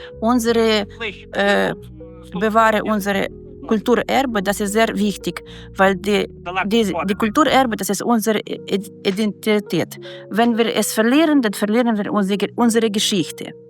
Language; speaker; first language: German; non-native, learner; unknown